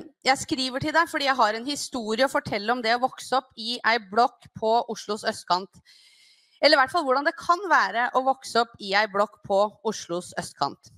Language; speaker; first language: Norwegian; native; Norwegian